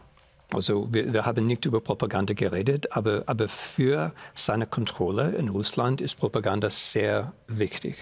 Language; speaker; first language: German; non-native, fluent; English